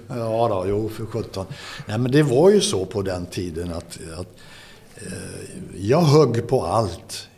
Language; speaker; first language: Swedish; native; Swedish